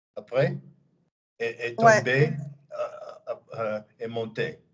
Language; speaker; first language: French; non-native, learner; English